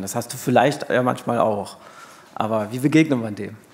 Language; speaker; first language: German; native; German